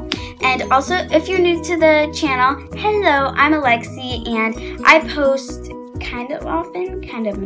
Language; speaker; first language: English; native; English